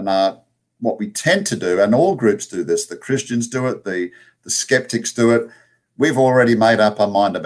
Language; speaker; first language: English; native; English